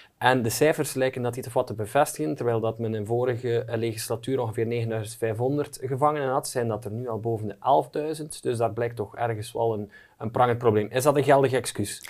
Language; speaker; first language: Dutch; native; Dutch